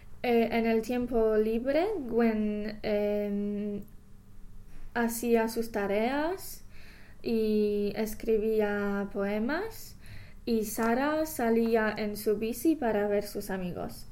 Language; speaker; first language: Spanish; non-native, fluent; English